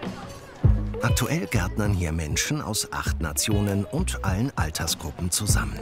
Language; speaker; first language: German; native; German